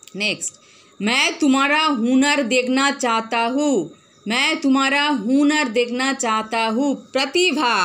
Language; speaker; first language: Hindi; non-native, local second language; Bangla